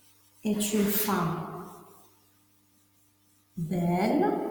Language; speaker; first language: French; non-native, local second language; Arabic